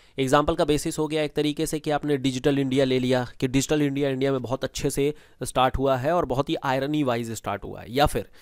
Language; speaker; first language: Hindi; native; Hindi